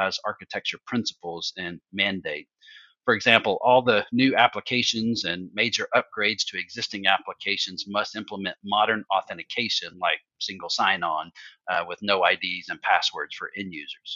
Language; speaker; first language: English; native; English